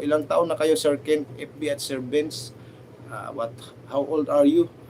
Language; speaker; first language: English; non-native, local second language; Filipino